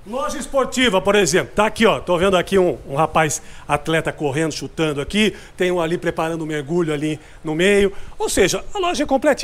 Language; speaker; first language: Portuguese; native; Portuguese